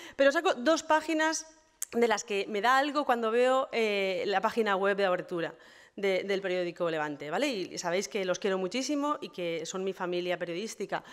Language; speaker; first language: Spanish; native; Spanish